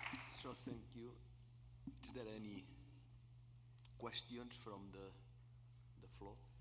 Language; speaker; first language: English; non-native, fluent; Spanish